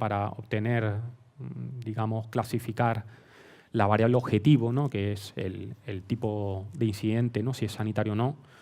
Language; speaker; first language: Spanish; native; Spanish